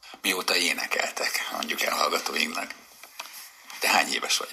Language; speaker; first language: Hungarian; native; Hungarian